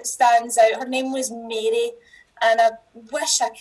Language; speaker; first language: English; native; English